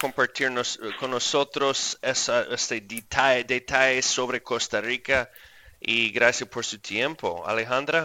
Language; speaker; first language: Spanish; non-native, fluent; English